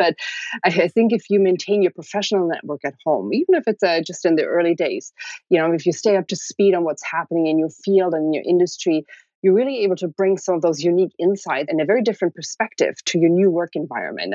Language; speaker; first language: English; non-native, fluent; German